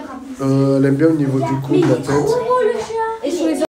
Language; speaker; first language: French; native; French